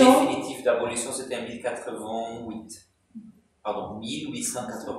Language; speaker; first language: French; non-native, fluent; Portuguese